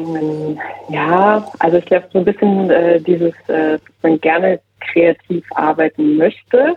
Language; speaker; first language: German; native; German